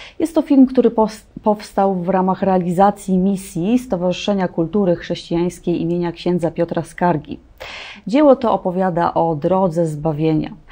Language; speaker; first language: Polish; native; Polish